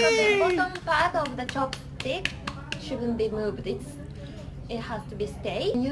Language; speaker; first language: English; non-native, fluent; French